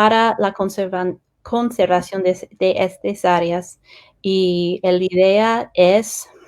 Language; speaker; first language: Spanish; non-native, fluent; English